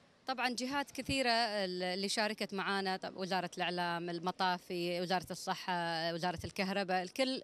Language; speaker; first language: Arabic; native; Arabic